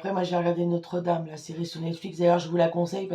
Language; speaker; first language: French; native; French